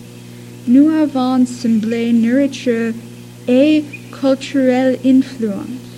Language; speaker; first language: French; non-native, learner; English